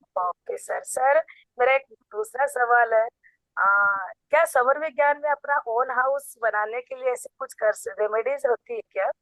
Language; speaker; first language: Hindi; non-native, local second language; Kannada